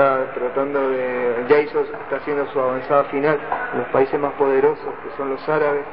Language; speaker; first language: Spanish; native; Spanish